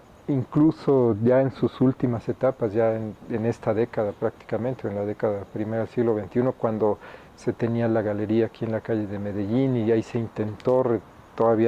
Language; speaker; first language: Spanish; native; Spanish